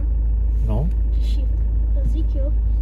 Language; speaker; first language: Romanian; early bilingual, heritage; Romanian